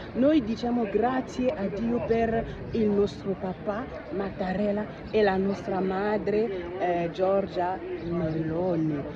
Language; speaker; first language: Italian; non-native, learner; French